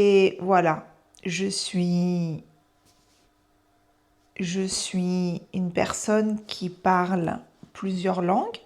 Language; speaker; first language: French; native; French